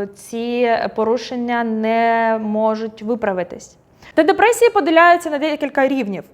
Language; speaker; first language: Ukrainian; non-native, local second language; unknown